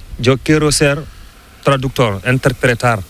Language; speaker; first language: Spanish; non-native, learner; Fula